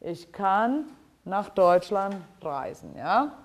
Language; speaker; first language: German; non-native, fluent; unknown